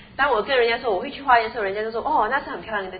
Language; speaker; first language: Chinese; native; Chinese